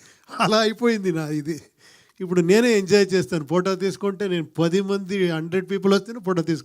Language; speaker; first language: Telugu; non-native, fluent; Kannada